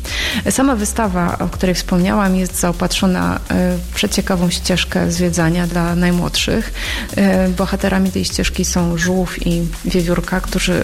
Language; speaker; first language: Polish; native; Polish